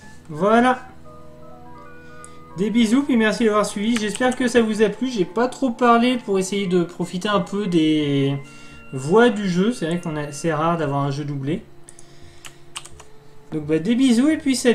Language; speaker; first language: French; native; French